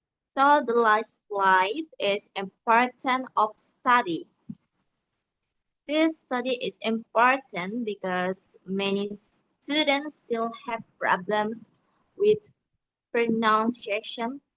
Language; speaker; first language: English; non-native, learner; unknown